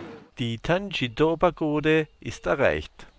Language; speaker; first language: German; native; German